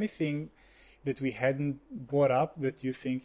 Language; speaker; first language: English; non-native, fluent; Hebrew